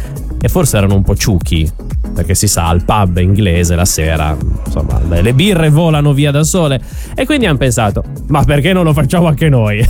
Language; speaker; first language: Italian; native; Italian